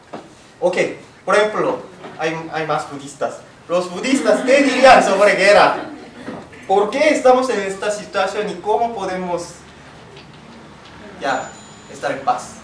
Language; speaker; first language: Spanish; non-native, fluent; Korean